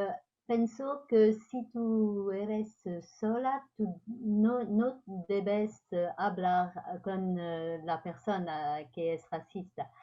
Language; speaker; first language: Spanish; non-native, learner; French